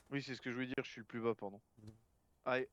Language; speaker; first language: French; native; French